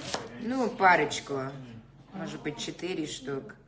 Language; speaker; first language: Russian; early bilingual, other home language; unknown